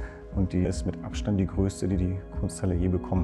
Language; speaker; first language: German; native; German